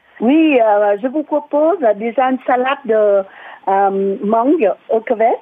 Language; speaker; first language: French; non-native, fluent; Vietnamese